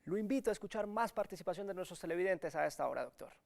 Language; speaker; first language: Spanish; native; Spanish